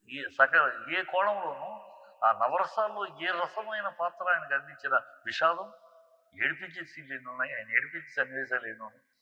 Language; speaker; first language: Telugu; native; Telugu